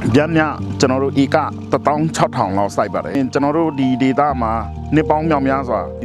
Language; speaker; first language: Burmese; non-native, local second language; Pa'o Karen